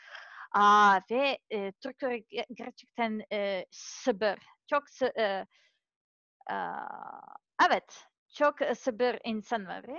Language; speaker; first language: Turkish; non-native, learner; Serbian